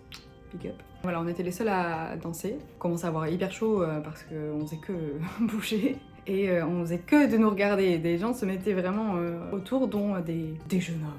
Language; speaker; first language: French; native; French